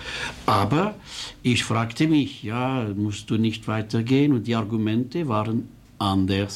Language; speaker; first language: German; non-native, local second language; French